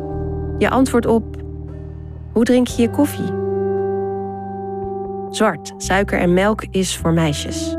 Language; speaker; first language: Dutch; native; Dutch